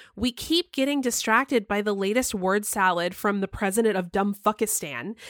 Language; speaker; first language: English; native; English